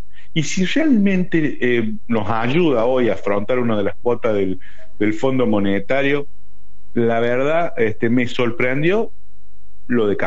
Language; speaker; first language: Spanish; native; Spanish